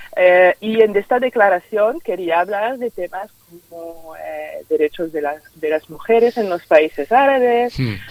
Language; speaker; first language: Spanish; non-native, fluent; French